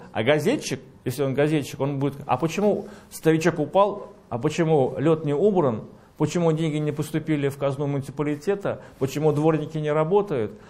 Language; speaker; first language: Russian; native; Russian